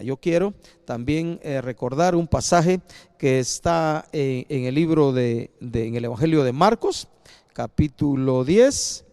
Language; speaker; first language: Spanish; native; Spanish